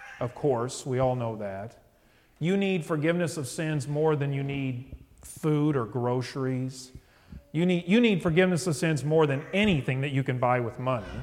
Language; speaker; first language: English; native; English